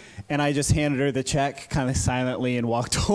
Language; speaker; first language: English; native; English